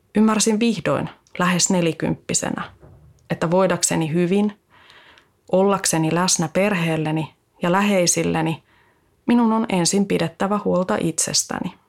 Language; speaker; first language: Finnish; native; Finnish